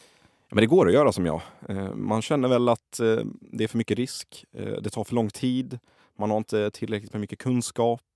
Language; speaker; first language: Swedish; early bilingual, other home language; Arabic